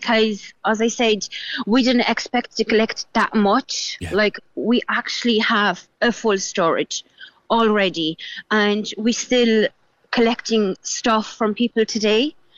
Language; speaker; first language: English; non-native, fluent; Polish